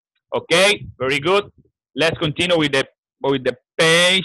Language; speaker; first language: English; non-native, learner; Spanish